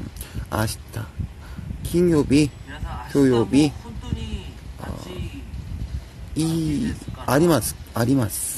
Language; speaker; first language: Japanese; non-native, learner; Korean